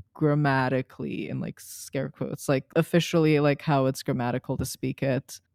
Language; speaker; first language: English; early bilingual, other home language; Serbian